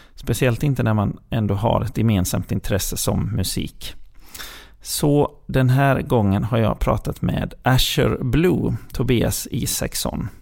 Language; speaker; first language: Swedish; native; Swedish